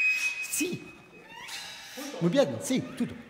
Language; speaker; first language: Spanish; non-native, learner; French